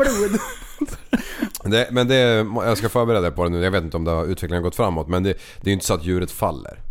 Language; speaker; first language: Swedish; native; Swedish